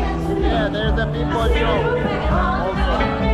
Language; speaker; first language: English; non-native, learner; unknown